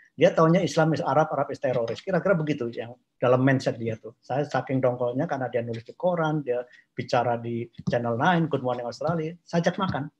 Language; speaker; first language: Indonesian; non-native, local second language; Javanese